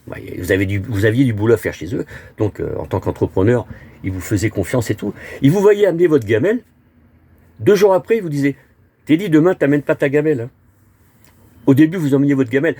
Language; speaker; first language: French; native; French